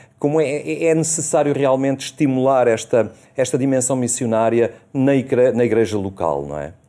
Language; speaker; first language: Portuguese; native; Portuguese